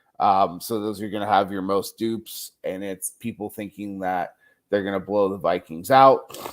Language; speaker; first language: English; native; English